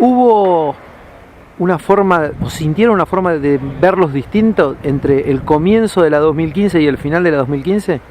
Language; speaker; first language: Spanish; native; Spanish